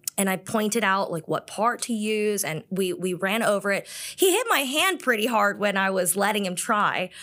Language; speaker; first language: English; early bilingual, other home language; Korean